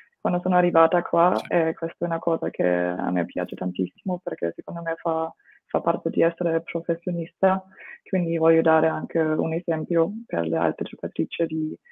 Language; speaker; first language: Italian; non-native, fluent; German